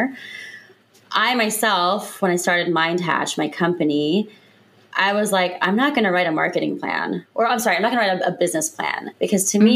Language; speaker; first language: English; native; English